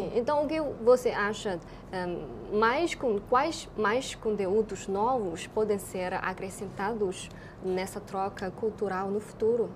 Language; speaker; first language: Portuguese; non-native, fluent; Chinese